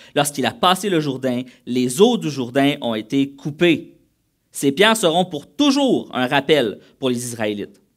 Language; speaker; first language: French; native; French